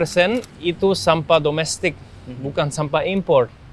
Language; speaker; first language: Indonesian; non-native, fluent; German